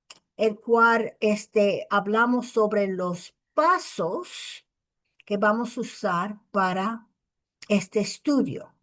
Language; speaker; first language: Spanish; early bilingual, heritage; English